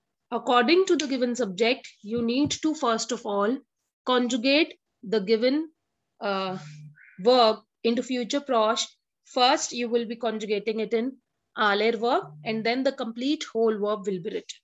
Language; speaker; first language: English; non-native, local second language; Hindi